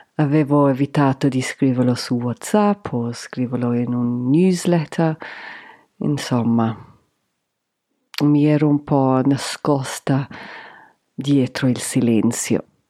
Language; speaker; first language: Italian; non-native, fluent; English